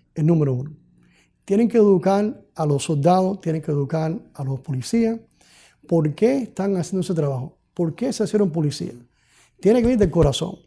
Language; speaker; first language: Spanish; early bilingual, heritage; Spanish